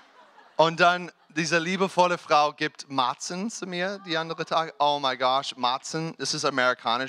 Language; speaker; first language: German; non-native, learner; English